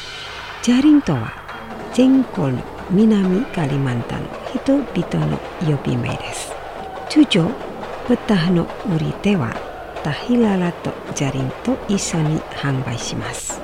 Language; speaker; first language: Japanese; non-native, fluent; Indonesian